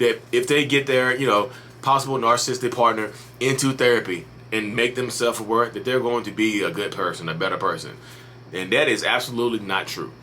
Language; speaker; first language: English; native; English